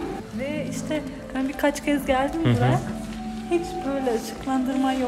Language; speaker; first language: Turkish; non-native, fluent; Slovenian